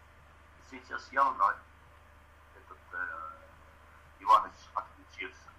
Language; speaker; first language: Russian; non-native, fluent; Estonian